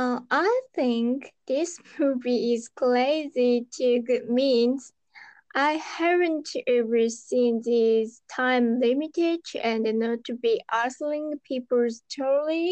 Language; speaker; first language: English; non-native, learner; Japanese